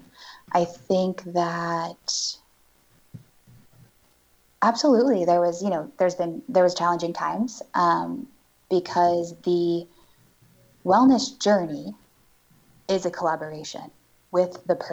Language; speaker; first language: English; native; English